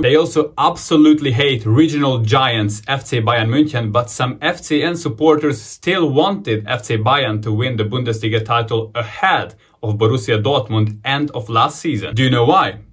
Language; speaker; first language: English; non-native, fluent; Hungarian